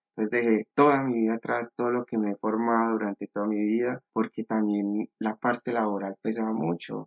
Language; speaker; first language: Spanish; native; Spanish